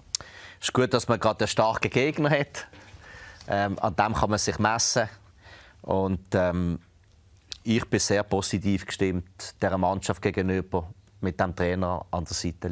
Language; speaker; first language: German; native; German